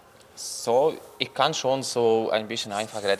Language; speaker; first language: German; non-native, learner; Polish